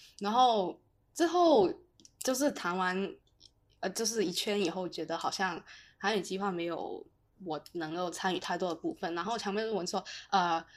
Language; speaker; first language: Chinese; non-native, local second language; Cantonese